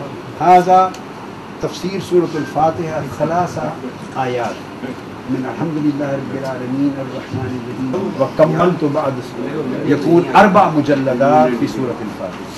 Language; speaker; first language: Arabic; non-native, learner; Urdu